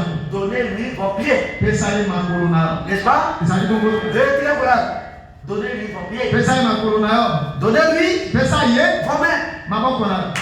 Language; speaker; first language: French; non-native, local second language; Lingala